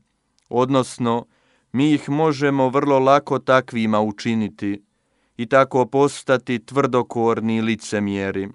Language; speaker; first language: Croatian; native; Croatian